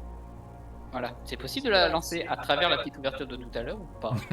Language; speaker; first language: French; native; French